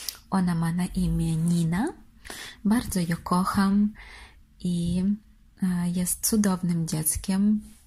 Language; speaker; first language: Polish; non-native, fluent; Russian